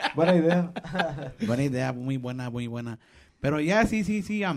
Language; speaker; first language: Spanish; native; Spanish